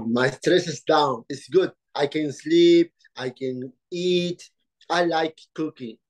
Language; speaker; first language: English; non-native, learner; Spanish